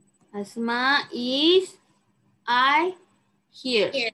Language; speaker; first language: English; non-native, local second language; Malay